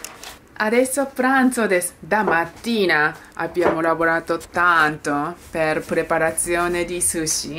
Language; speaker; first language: Italian; non-native, learner; Japanese